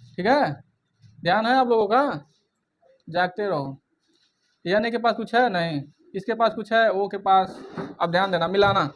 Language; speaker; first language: Hindi; native; Hindi